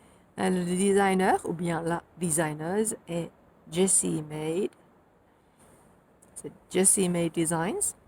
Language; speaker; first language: French; non-native, fluent; Finnish